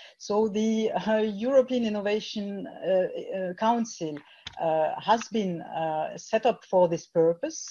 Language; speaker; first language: English; non-native, fluent; French